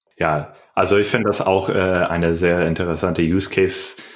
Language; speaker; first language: German; non-native, learner; English